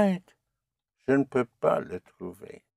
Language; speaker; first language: French; non-native, fluent; English